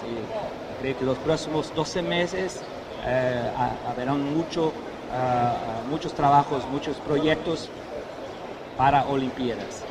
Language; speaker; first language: Spanish; non-native, fluent; Portuguese